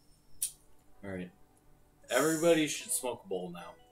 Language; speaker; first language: English; native; English